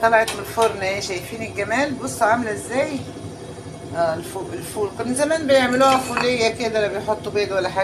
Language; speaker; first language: Arabic; native; Arabic